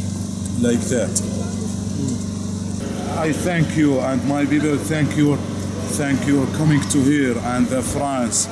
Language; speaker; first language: English; non-native, learner; Arabic